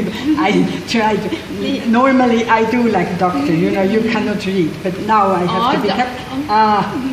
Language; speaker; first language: English; non-native, fluent; French